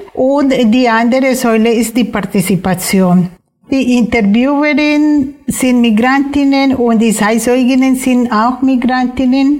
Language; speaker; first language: German; non-native, fluent; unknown